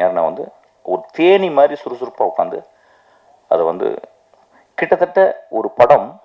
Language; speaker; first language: Tamil; native; Tamil